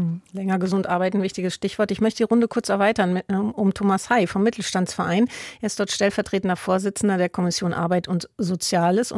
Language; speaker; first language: German; native; German